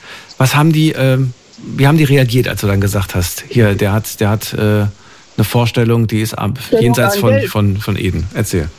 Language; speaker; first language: German; native; German